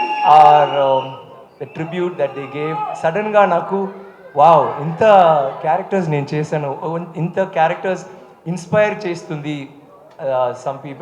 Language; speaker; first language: Telugu; non-native, local second language; Tamil